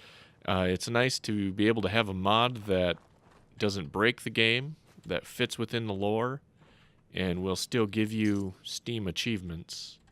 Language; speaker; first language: English; native; English